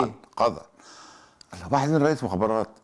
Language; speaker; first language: Arabic; native; Arabic